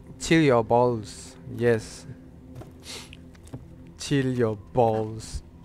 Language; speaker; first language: English; non-native, local second language; Chinese